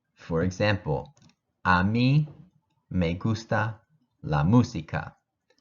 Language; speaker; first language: Spanish; non-native, fluent; English